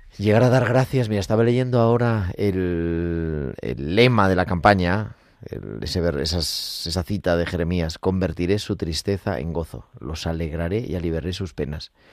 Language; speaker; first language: Spanish; native; Spanish